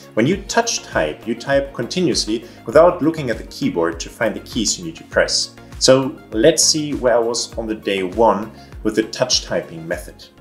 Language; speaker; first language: English; non-native, fluent; German